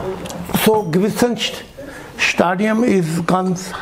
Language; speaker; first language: German; non-native, learner; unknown